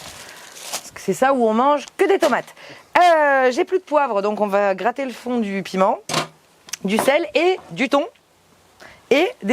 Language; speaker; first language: French; native; French